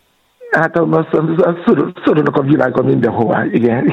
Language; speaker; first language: Hungarian; non-native, learner; Yoruba